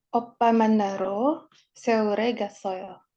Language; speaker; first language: Korean; non-native, learner; Indonesian